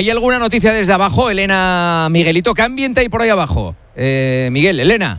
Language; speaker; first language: Spanish; native; Spanish